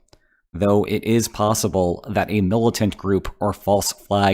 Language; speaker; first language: English; native; English